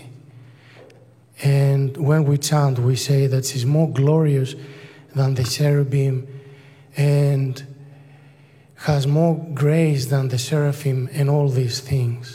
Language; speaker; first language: English; non-native, fluent; Greek